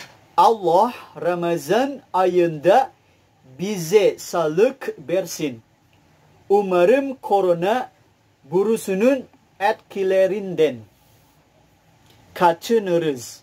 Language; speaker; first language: Turkish; non-native, learner; Indonesian